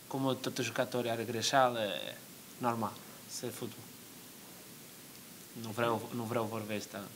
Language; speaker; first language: Romanian; non-native, learner; Portuguese